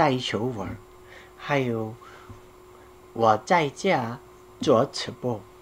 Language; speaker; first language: Chinese; non-native, learner; Korean